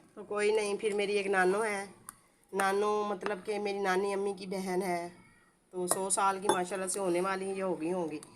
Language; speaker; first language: Urdu; non-native, local second language; Punjabi